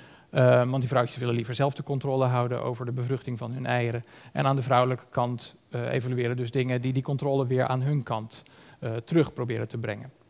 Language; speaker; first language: Dutch; native; Dutch